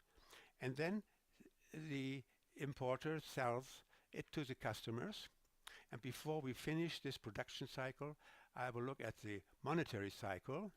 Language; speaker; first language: English; non-native, fluent; German